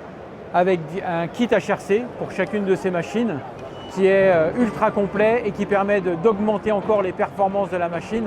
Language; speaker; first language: French; native; French